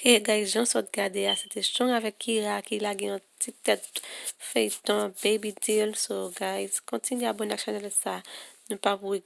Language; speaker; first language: French; non-native, learner; Haitian Creole